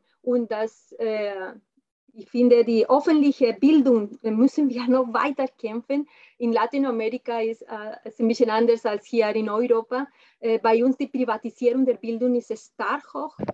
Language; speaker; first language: German; non-native, fluent; Spanish